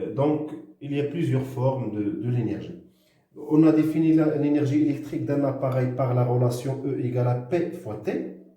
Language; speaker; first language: French; non-native, local second language; Arabic